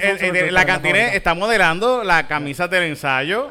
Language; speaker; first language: Spanish; native; Spanish